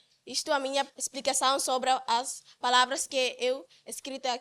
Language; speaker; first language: Portuguese; non-native, learner; Tetum